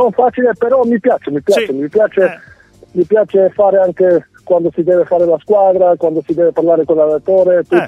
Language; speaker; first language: Italian; non-native, fluent; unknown